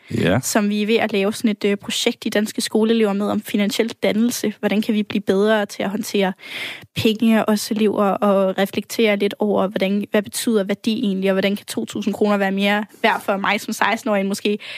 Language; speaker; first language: Danish; native; Danish